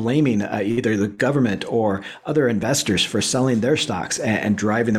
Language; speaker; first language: English; native; English